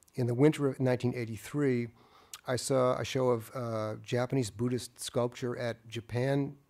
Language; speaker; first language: English; native; English